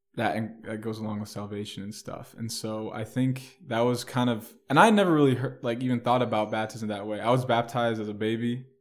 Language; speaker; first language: English; native; English